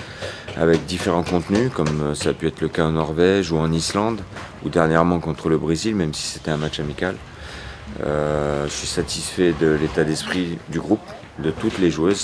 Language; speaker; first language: French; native; French